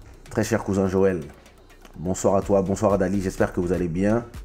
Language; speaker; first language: French; native; French